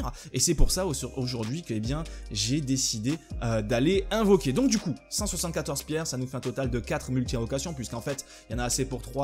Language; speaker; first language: French; native; French